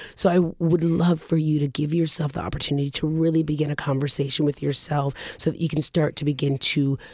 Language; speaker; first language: English; early bilingual, other home language; Japanese